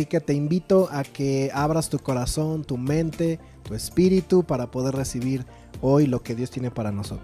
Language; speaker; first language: Spanish; native; Spanish